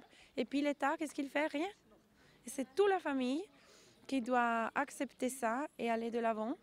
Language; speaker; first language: French; non-native, local second language; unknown